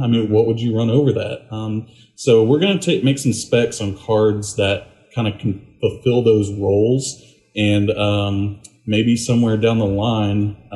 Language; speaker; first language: English; native; English